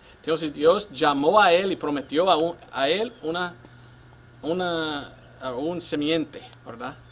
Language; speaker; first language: Spanish; non-native, fluent; English